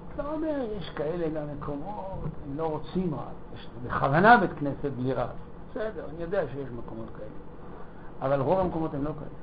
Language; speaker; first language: Hebrew; native; Hebrew